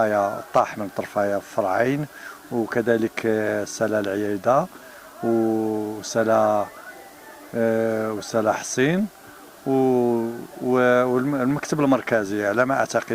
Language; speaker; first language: Arabic; native; Arabic